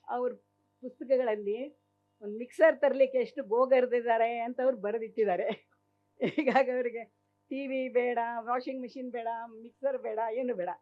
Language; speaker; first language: Kannada; native; Kannada